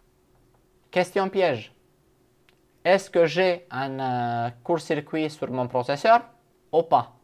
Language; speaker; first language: French; non-native, fluent; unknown